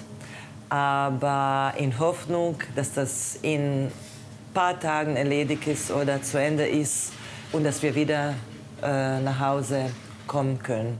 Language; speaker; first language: German; non-native, fluent; Croatian